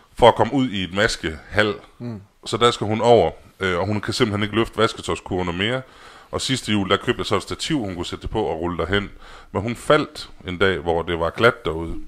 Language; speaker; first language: Danish; native; Danish